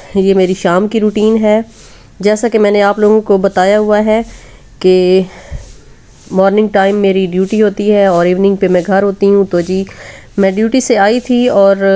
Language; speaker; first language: Urdu; non-native, local second language; Punjabi